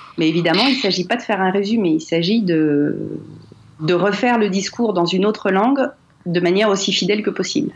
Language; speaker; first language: French; native; French